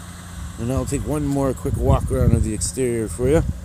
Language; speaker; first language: English; native; English